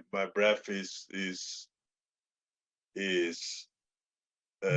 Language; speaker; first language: English; non-native, learner; Portuguese